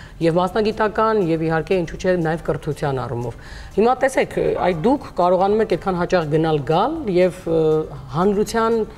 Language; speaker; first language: Armenian; native; Armenian